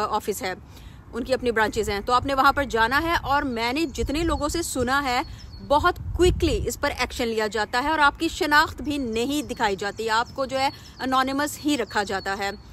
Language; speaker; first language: Urdu; native; Urdu